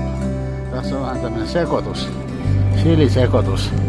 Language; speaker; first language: Finnish; non-native, local second language; Swedish